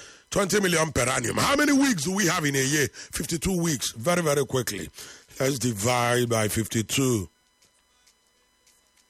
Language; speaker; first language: English; non-native, local second language; Igbo